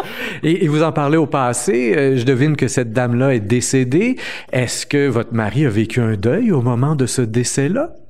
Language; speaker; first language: French; native; French